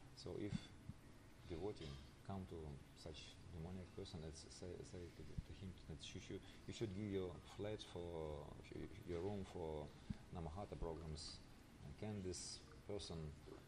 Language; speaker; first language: English; non-native, learner; Russian